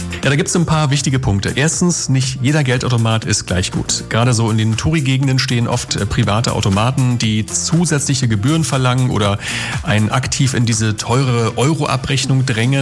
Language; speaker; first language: German; native; German